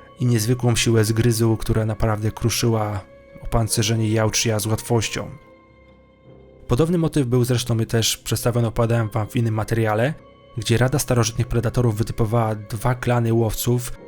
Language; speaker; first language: Polish; native; Polish